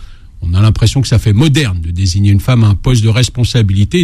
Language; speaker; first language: French; native; French